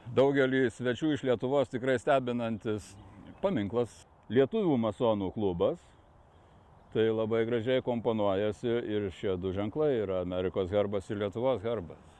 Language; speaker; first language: Lithuanian; native; Lithuanian